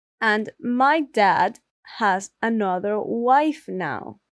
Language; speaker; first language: English; non-native, learner; Spanish